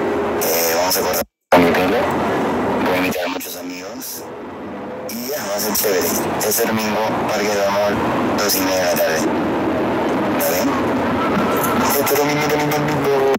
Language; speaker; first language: Spanish; non-native, fluent; English